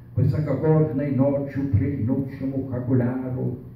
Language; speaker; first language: Russian; non-native, local second language; Lithuanian